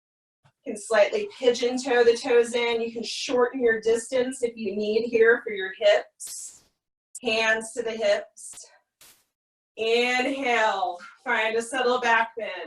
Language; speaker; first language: English; native; English